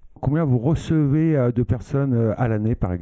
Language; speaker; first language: French; native; French